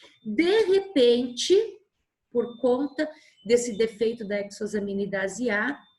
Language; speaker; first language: Portuguese; native; Portuguese